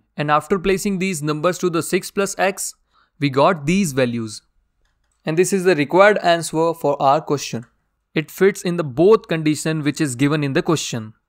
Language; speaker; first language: English; non-native, local second language; Hindi